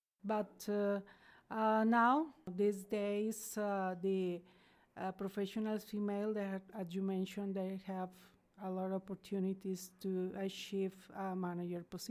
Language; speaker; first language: English; non-native, learner; Spanish